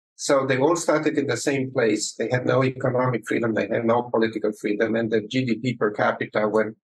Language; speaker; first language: English; early bilingual, other home language; Romanian